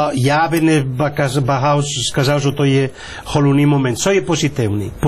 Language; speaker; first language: Ukrainian; non-native, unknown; Spanish